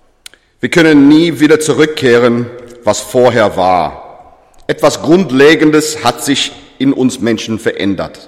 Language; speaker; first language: German; non-native, fluent; English